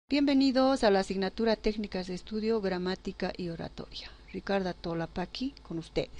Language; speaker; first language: Spanish; native; Spanish